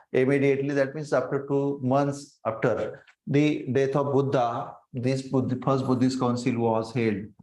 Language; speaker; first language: English; non-native, local second language; Marathi